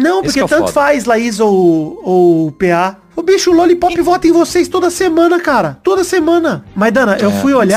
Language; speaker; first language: Portuguese; native; Portuguese